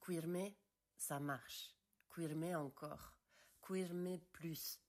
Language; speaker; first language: French; native; French